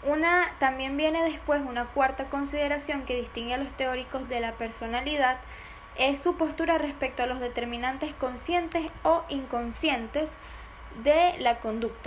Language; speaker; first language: Spanish; native; Spanish